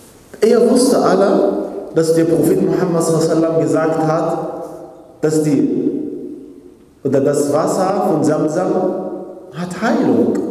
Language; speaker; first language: German; non-native, fluent; Arabic